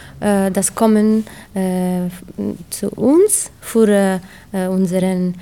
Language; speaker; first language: German; non-native, learner; Italian